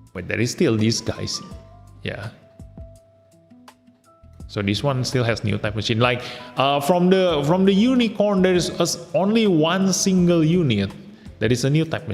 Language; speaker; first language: English; non-native, fluent; Indonesian